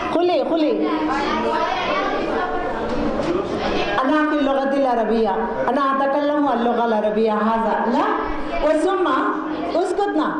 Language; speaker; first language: Arabic; non-native, learner; Urdu